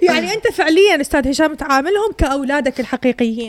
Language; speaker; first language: Arabic; native; Arabic